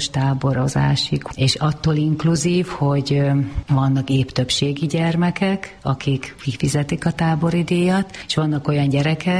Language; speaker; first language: Hungarian; native; Hungarian